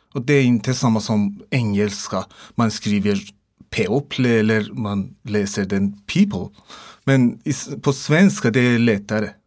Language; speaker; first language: Swedish; non-native, learner; Persian